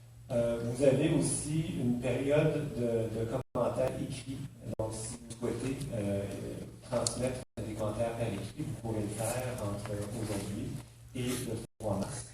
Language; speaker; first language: French; native; French